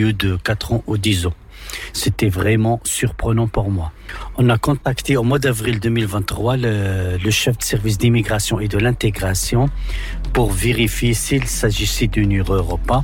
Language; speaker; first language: French; non-native, local second language; Arabic